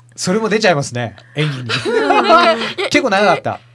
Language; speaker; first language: Japanese; early bilingual, heritage; Portuguese